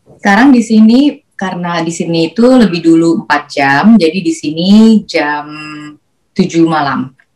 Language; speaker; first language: Indonesian; native; Indonesian